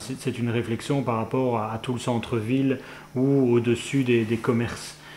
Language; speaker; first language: French; native; French